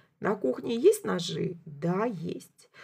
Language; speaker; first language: Russian; native; Russian